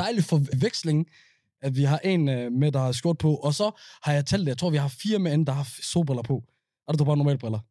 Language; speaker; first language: Danish; early bilingual, other home language; Somali